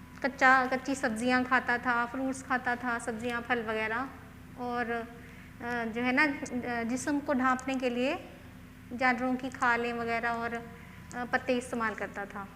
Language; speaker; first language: Hindi; non-native, local second language; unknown